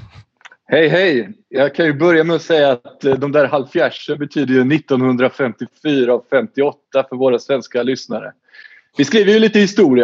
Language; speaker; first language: Swedish; native; Swedish